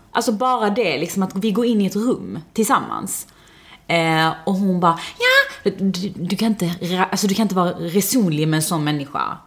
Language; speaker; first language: Swedish; early bilingual, other home language; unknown